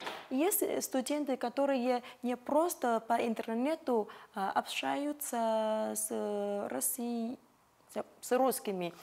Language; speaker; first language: Russian; non-native, fluent; Vietnamese